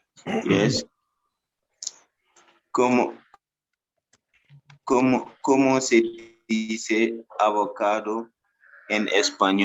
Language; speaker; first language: Spanish; non-native, learner; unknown